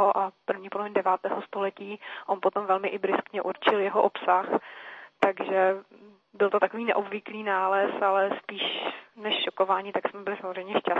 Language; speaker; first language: Czech; native; Czech